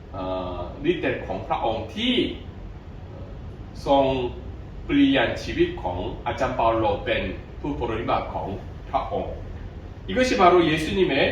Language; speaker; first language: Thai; non-native, fluent; Korean